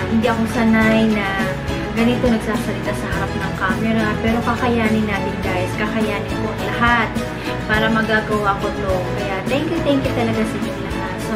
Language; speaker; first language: Filipino; non-native, local second language; Cebuano